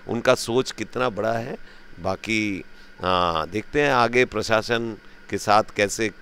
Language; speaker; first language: Hindi; native; Hindi